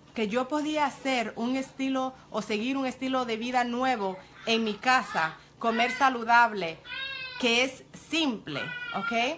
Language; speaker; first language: Spanish; early bilingual, heritage; Spanish